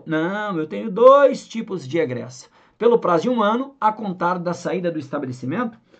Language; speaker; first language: Portuguese; native; Portuguese